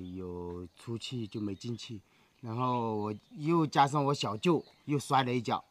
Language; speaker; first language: Chinese; native; Chinese